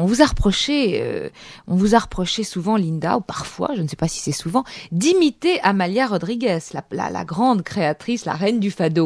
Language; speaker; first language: French; native; French